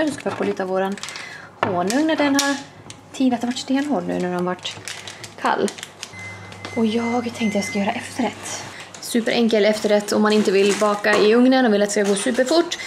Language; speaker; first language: Swedish; native; Swedish